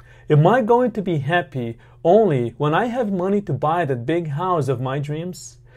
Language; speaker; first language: English; non-native, fluent; Portuguese